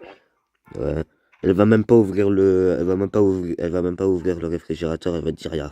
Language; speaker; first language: French; native; French